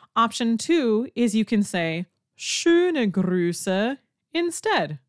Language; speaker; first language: German; non-native, fluent; English